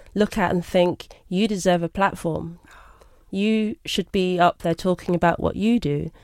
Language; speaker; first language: English; native; English